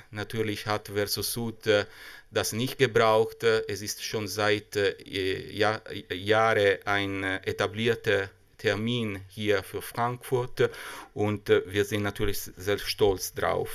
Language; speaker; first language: German; non-native, fluent; Italian